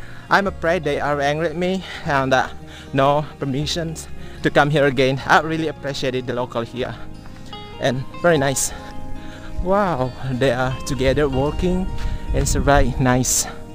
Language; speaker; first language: English; non-native, learner; Indonesian